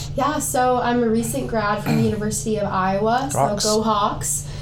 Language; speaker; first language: English; native; English